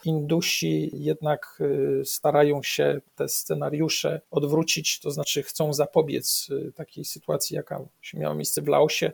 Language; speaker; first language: Polish; native; Polish